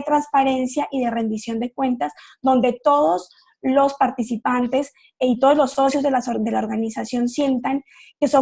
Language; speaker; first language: Spanish; native; Spanish